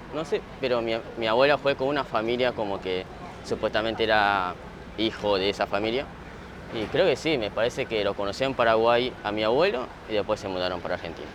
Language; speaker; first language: Spanish; early bilingual, other home language; Japanese